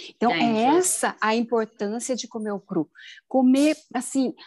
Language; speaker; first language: Portuguese; native; Portuguese